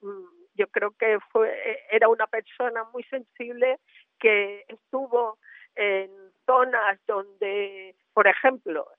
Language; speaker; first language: Spanish; native; Spanish